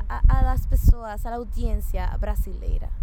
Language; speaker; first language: Portuguese; non-native, fluent; Spanish